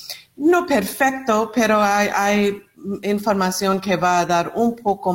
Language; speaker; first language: Spanish; non-native, learner; English